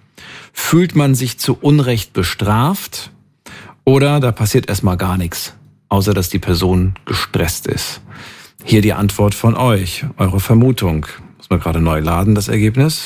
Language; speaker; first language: German; native; German